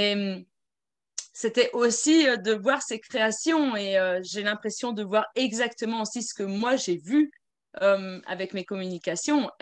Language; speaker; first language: French; native; French